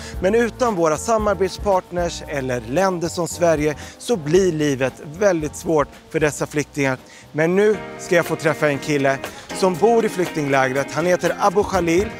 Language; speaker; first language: Swedish; early bilingual, other home language; Arabic